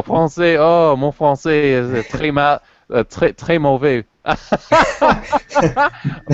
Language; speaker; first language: French; non-native, learner; English